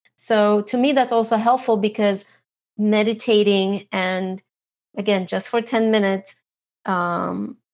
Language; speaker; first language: English; non-native, fluent; Turkish